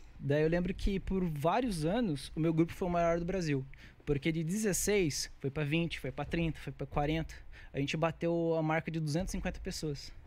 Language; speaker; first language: Portuguese; native; Portuguese